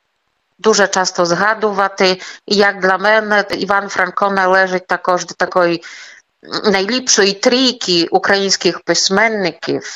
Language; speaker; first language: Ukrainian; early bilingual, heritage; Ukrainian